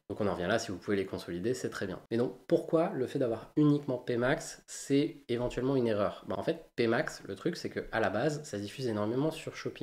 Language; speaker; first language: French; native; French